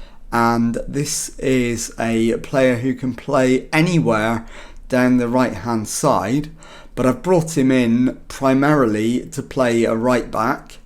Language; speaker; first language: English; native; English